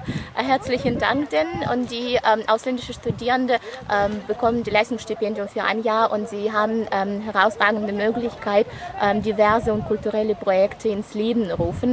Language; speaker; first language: German; non-native, fluent; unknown